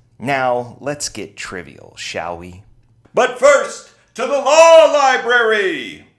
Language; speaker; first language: English; native; English